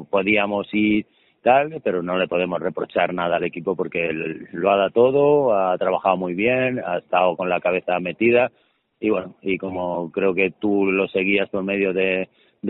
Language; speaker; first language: Spanish; native; Spanish